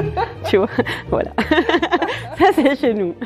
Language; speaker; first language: French; native; French